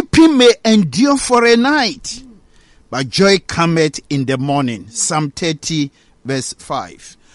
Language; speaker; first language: English; non-native, local second language; Akan